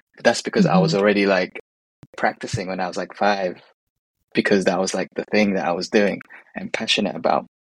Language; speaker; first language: English; native; English